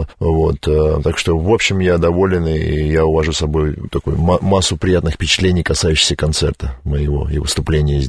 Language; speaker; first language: Russian; native; Russian